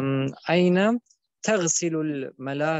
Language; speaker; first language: Arabic; non-native, learner; German